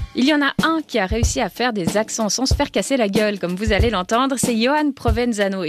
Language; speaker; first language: French; native; French